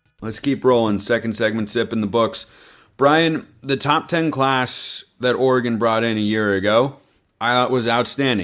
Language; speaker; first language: English; native; English